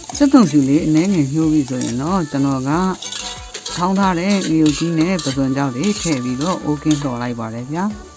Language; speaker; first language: Burmese; native; Burmese